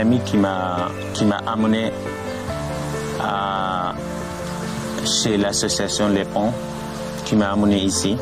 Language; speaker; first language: French; non-native, learner; Arabic